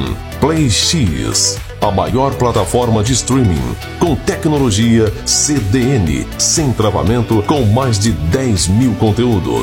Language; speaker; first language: Portuguese; native; Portuguese